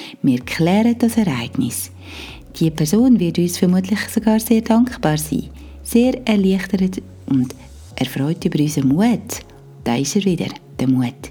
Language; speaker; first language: German; native; German